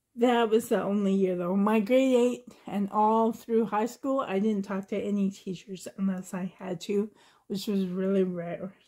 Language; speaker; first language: English; native; English